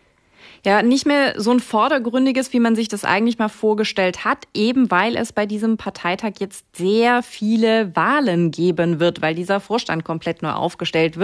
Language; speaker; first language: German; native; German